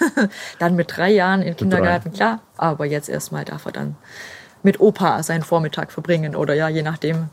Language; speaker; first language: German; native; German